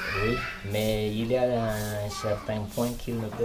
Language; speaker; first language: French; non-native, local second language; Malagasy